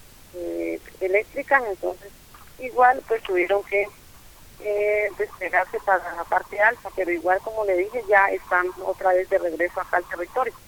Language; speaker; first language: Spanish; native; Spanish